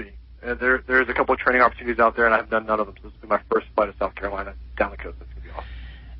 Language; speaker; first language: English; native; English